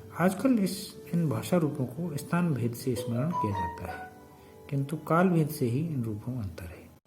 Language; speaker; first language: Hindi; native; Hindi